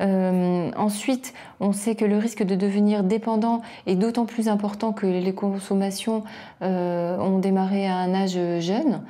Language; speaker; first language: French; native; French